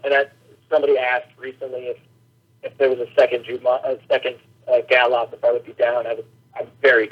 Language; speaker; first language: English; native; English